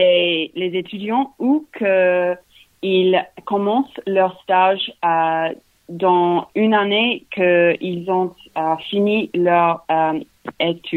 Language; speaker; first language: French; non-native, learner; English